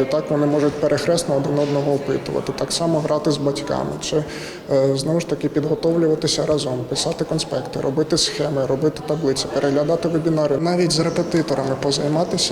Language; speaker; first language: Ukrainian; native; Ukrainian